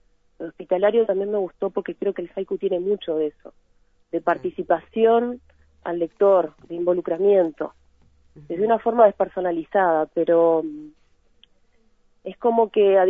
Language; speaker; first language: Spanish; native; Spanish